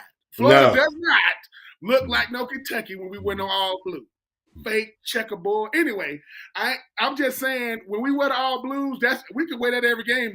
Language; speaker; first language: English; native; English